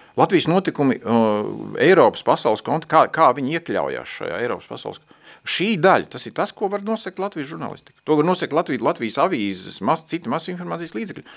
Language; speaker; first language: Latvian; native; Latvian